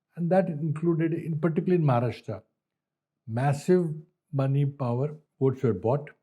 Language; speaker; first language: English; non-native, local second language; Hindi